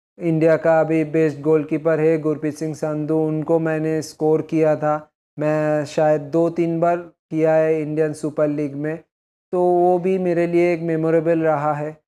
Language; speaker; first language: Hindi; non-native, local second language; Bangla